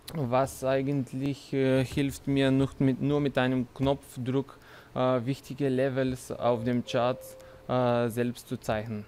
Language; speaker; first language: German; non-native, fluent; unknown